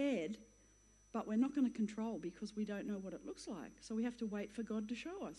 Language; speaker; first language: English; native; English